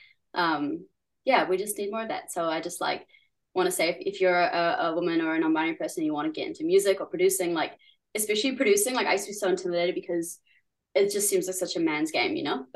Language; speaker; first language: English; native; English